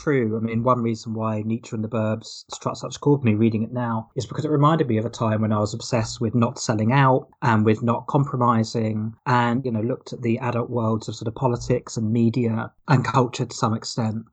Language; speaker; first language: English; native; English